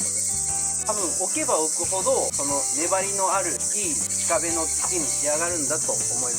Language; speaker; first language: Japanese; native; Japanese